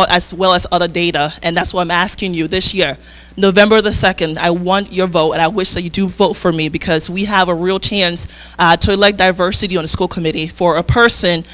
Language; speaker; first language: English; early bilingual, other home language; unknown